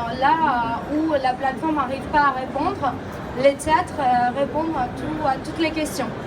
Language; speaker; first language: French; non-native, fluent; Greek